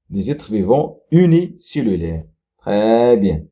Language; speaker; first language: French; non-native, local second language; Arabic